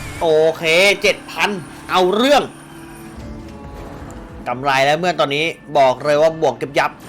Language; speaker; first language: Thai; native; Thai